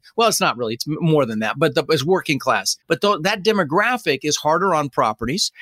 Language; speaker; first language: English; early bilingual, other home language; Dutch